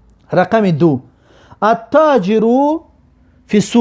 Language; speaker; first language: Arabic; non-native, fluent; Persian